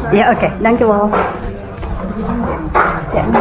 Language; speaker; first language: Dutch; non-native, learner; Indonesian